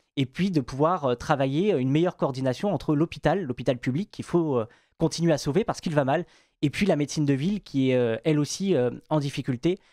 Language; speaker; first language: French; native; French